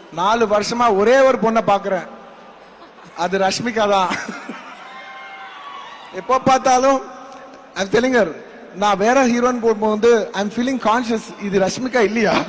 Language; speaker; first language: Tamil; non-native, local second language; Telugu